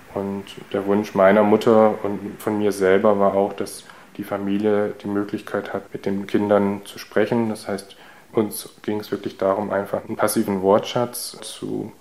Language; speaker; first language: German; early bilingual, heritage; Korean